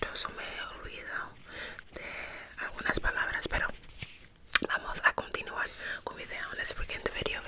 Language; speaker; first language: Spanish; early bilingual, heritage; Spanish